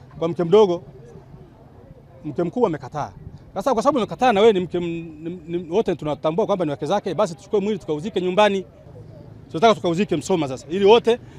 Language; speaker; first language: Swahili; non-native, local second language; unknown